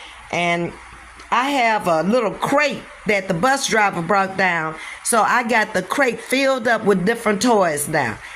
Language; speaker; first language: English; native; English